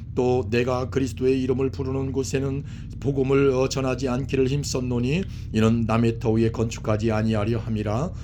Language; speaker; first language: Korean; native; Korean